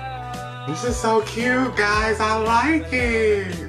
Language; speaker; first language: English; native; English